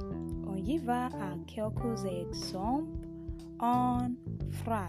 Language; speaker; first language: French; non-native, learner; English